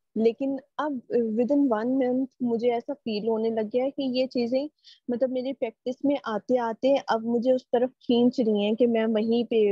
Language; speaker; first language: Urdu; native; Urdu